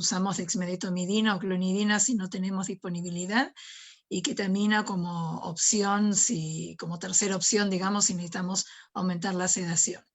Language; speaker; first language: Spanish; native; Spanish